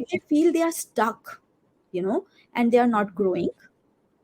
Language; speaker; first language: English; non-native, local second language; Hindi